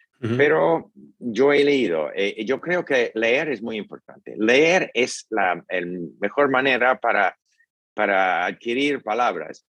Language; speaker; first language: Spanish; non-native, fluent; English